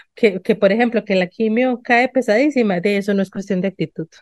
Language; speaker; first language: Spanish; native; Spanish